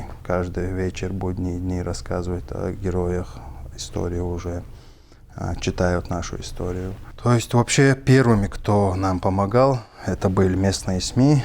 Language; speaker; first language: Russian; non-native, local second language; Chechen